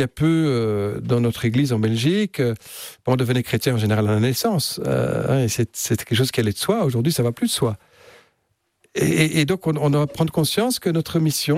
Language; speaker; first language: French; native; French